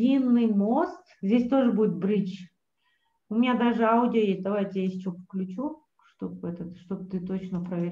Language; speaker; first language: Russian; native; Russian